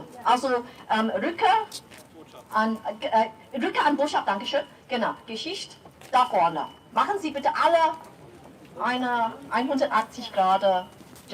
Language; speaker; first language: German; non-native, fluent; Cantonese